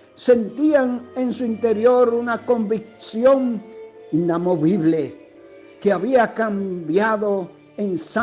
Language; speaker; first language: Spanish; native; Spanish